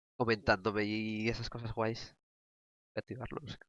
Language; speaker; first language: Spanish; native; Spanish